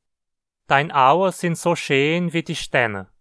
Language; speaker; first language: German; early bilingual, heritage; Portuguese